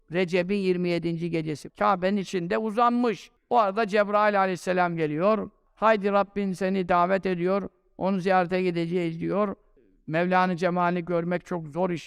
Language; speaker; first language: Turkish; native; Turkish